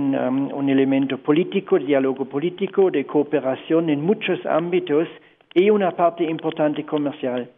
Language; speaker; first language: Spanish; non-native, fluent; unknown